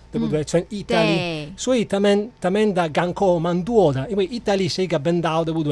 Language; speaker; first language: Chinese; non-native, fluent; Italian